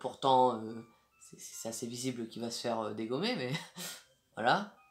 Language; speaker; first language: French; native; French